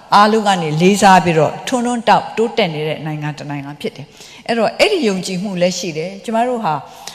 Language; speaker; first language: Burmese; native; Burmese